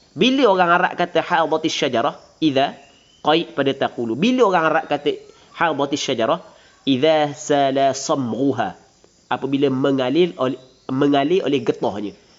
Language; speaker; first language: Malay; native; Malay